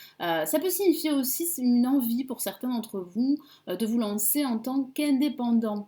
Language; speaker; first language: French; native; French